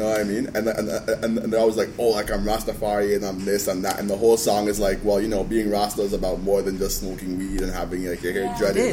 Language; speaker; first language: English; native; English